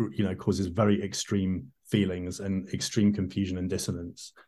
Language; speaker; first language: English; native; English